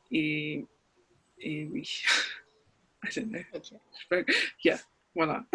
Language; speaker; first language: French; non-native, fluent; English